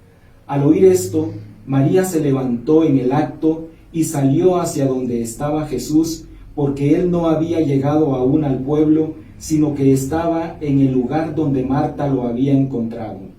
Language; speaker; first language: Spanish; native; Spanish